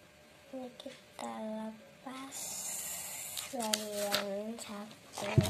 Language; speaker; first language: Indonesian; native; Indonesian